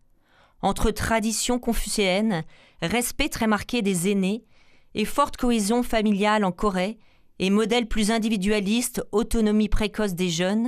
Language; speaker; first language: French; native; French